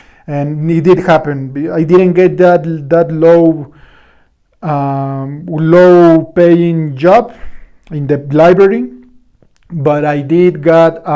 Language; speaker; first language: English; non-native, fluent; Spanish